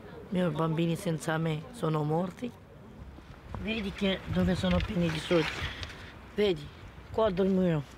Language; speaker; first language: Italian; non-native, learner; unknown